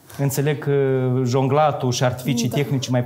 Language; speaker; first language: Romanian; native; Romanian